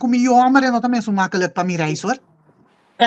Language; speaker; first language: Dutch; non-native, local second language; Papiamento